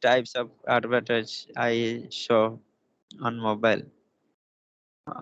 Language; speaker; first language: English; non-native, learner; Hindi